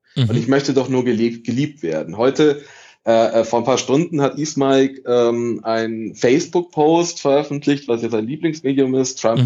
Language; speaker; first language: German; early bilingual, other home language; Italian